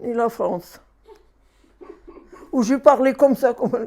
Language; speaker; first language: French; non-native, learner; Arabic